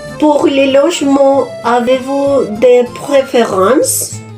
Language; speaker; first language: French; non-native, learner; Spanish